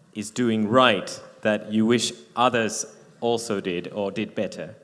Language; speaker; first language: English; non-native, fluent; Finnish